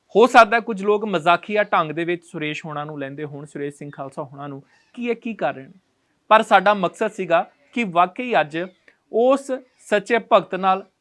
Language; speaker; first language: Punjabi; native; Punjabi